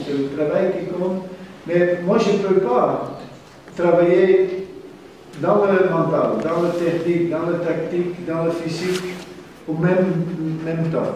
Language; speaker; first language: French; non-native, fluent; German